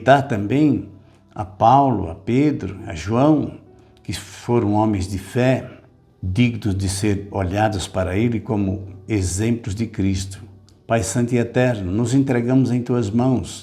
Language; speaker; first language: Portuguese; native; Portuguese